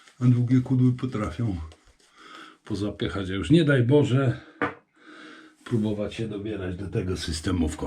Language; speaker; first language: Polish; native; Polish